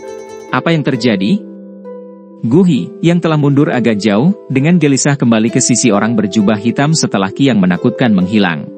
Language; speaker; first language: Indonesian; native; Indonesian